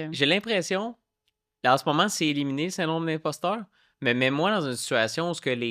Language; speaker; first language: French; native; French